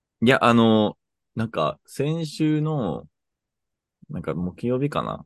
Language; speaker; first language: Japanese; non-native, fluent; English